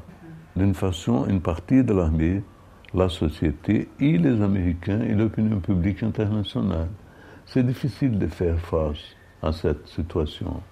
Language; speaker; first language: French; non-native, fluent; Portuguese